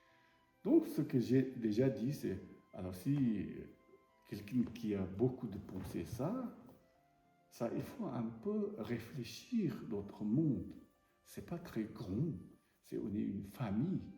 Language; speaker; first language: French; non-native, learner; Tibetan